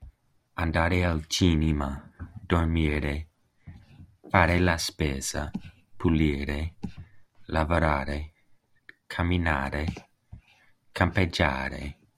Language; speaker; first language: Italian; non-native, learner; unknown